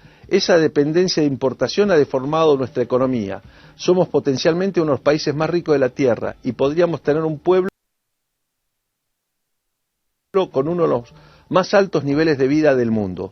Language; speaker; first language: Spanish; native; Spanish